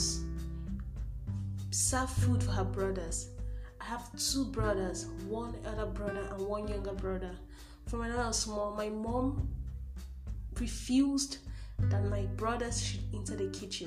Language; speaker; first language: English; non-native, local second language; Igbo